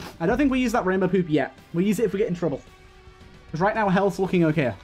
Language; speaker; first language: English; native; English